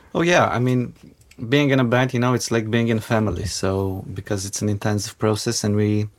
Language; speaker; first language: English; non-native, fluent; Macedonian